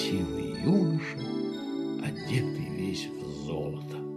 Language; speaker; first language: Russian; native; Russian